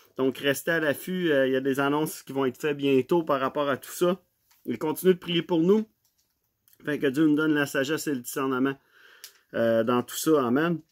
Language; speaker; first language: French; native; French